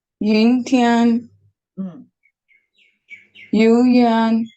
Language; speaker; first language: Chinese; non-native, learner; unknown